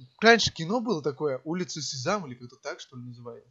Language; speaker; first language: Russian; native; Russian